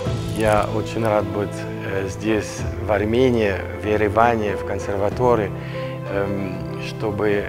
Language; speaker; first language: Russian; non-native, learner; French